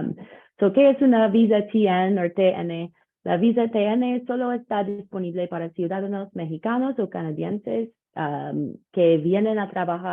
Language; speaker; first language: Spanish; non-native, learner; English